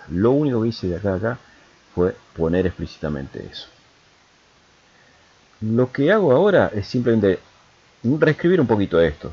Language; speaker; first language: Spanish; native; Spanish